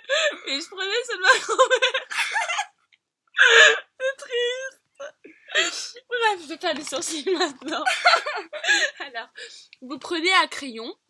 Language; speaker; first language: French; native; French